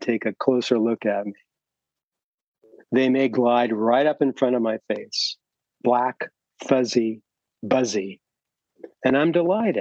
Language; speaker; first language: English; native; English